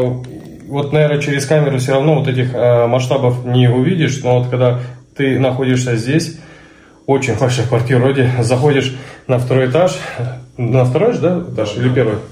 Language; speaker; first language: Russian; native; Russian